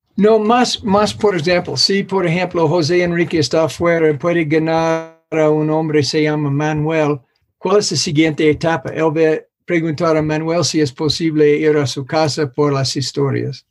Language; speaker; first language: Spanish; non-native, fluent; English